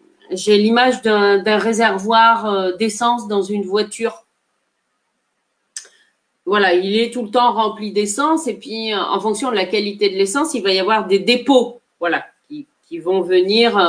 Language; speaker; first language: French; native; French